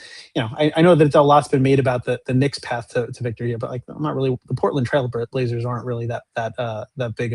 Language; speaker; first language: English; native; English